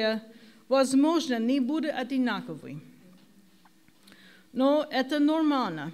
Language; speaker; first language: Russian; non-native, learner; English